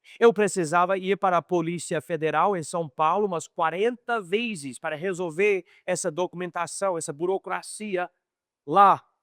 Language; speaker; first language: Portuguese; non-native, fluent; English